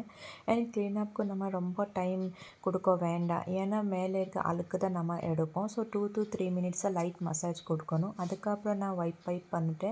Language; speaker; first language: Tamil; non-native, fluent; Assamese